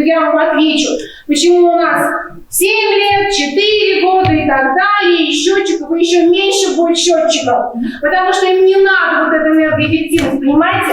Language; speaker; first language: Russian; native; Russian